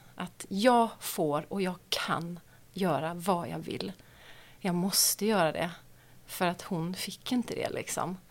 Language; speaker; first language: Swedish; native; Swedish